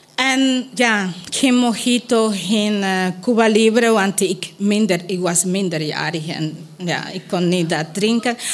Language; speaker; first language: Dutch; non-native, learner; Spanish